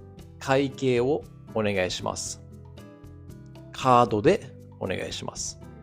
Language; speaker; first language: Japanese; non-native, fluent; English